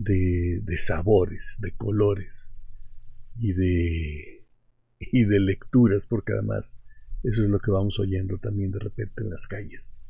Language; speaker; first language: Spanish; native; Spanish